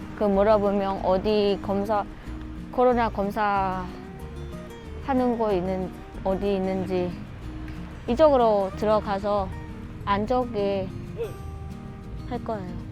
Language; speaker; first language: Korean; non-native, learner; Vietnamese